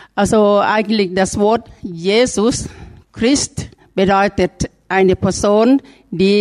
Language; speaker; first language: German; non-native, learner; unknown